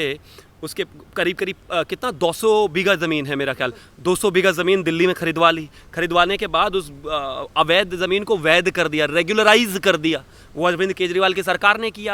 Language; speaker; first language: Hindi; native; Hindi